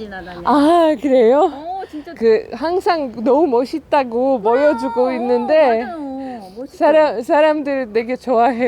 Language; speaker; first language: Korean; non-native, learner; Polish